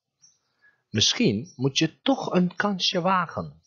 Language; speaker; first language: Dutch; non-native, fluent; Turkish